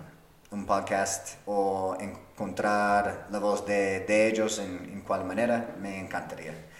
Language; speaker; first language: Spanish; non-native, fluent; English